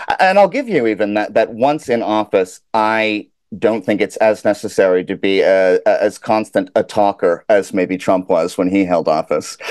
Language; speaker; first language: English; native; English